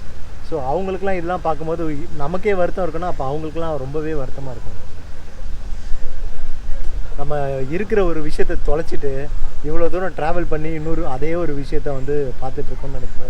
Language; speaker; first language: Tamil; native; Tamil